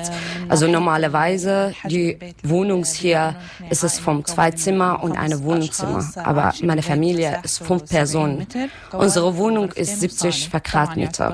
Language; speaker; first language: German; non-native, learner; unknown